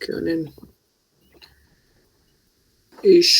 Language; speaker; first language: German; non-native, learner; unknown